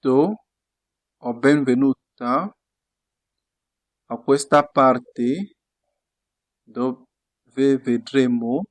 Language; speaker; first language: Italian; non-native, fluent; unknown